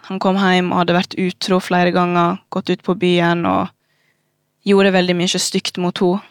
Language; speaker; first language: Norwegian; early bilingual, other home language; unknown